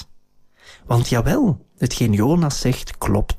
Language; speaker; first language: Dutch; native; Dutch